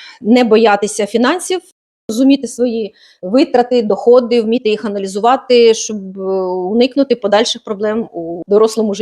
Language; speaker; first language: Ukrainian; native; Ukrainian